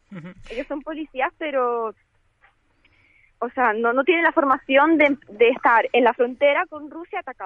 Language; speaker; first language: Spanish; early bilingual, other home language; Ukrainian